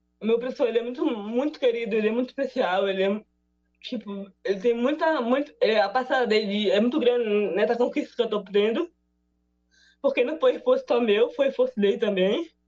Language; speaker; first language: Portuguese; native; Portuguese